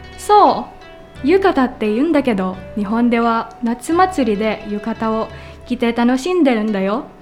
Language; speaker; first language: Japanese; non-native, learner; Filipino